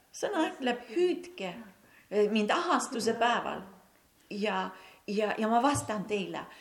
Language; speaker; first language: Estonian; non-native, local second language; Russian